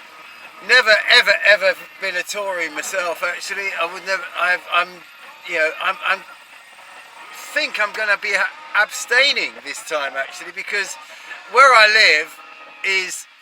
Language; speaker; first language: English; native; English